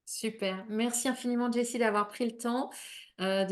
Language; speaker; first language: French; native; French